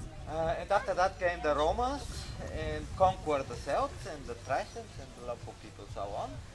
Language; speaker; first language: English; non-native, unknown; Bulgarian